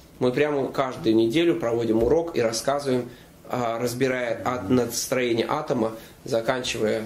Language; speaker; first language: Russian; native; Russian